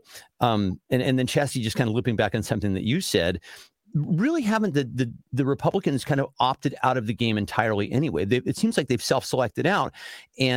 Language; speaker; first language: English; native; English